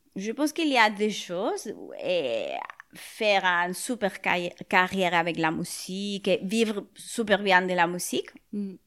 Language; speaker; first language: French; non-native, fluent; Spanish